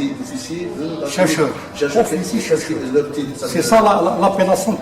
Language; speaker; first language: French; non-native, local second language; Arabic